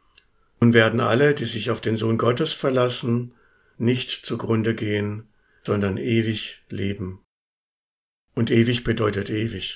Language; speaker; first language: German; native; German